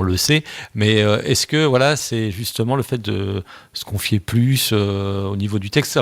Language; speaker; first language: French; native; French